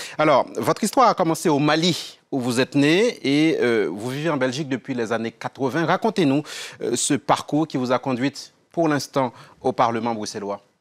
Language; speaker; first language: French; native; French